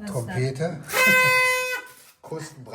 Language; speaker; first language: German; native; German